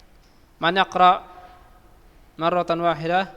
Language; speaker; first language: Arabic; non-native, fluent; Indonesian